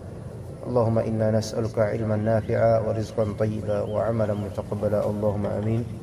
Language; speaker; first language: Arabic; non-native, fluent; Indonesian